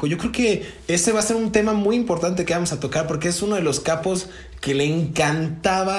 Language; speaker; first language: Spanish; native; Spanish